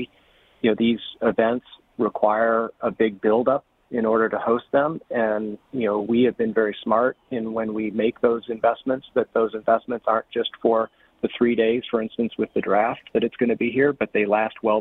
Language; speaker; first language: English; native; English